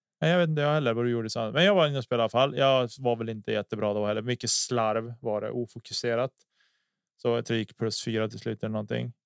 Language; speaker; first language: Swedish; native; Swedish